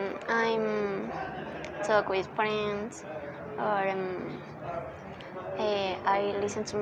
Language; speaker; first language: English; non-native, learner; Spanish